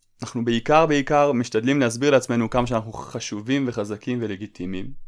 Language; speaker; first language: Hebrew; native; Hebrew